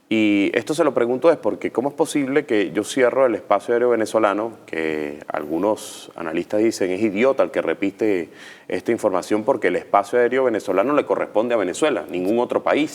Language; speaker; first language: Spanish; native; Spanish